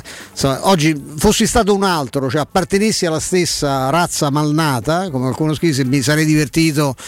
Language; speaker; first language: Italian; native; Italian